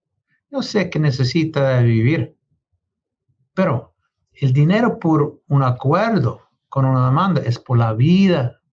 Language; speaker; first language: Spanish; non-native, learner; English